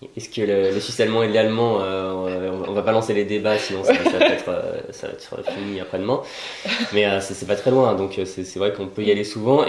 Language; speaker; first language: French; native; French